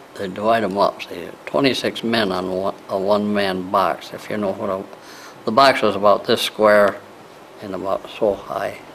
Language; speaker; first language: English; native; English